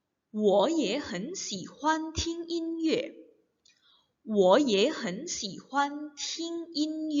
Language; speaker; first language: Chinese; non-native, fluent; Indonesian